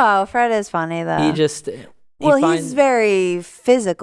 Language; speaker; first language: English; native; English